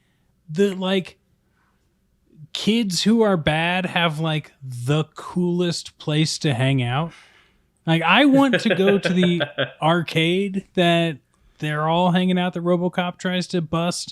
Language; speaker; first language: English; native; English